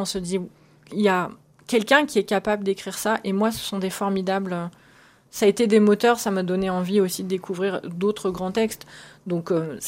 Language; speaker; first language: French; native; French